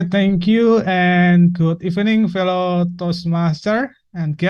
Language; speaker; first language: English; non-native, learner; Indonesian